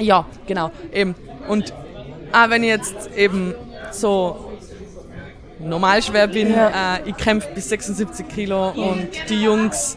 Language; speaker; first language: German; native; German